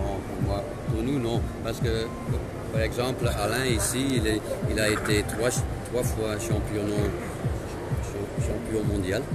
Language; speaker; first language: French; non-native, local second language; Dutch